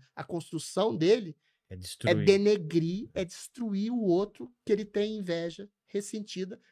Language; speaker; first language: Portuguese; native; Portuguese